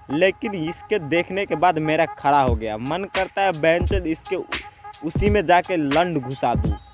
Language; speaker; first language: Hindi; native; Hindi